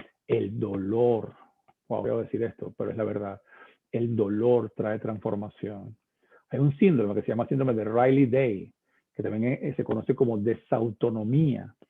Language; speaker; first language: Spanish; native; Spanish